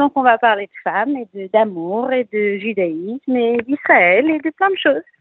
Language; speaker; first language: French; native; French